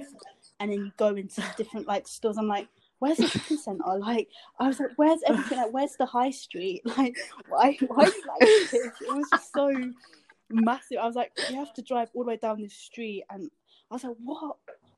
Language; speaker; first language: English; native; English